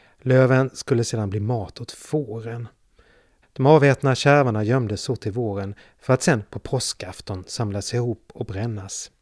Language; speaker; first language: Swedish; native; Swedish